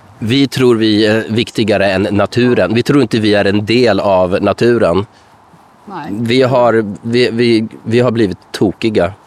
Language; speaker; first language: Swedish; native; Swedish